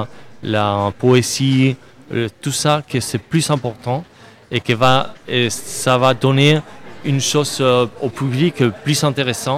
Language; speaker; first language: French; non-native, learner; Spanish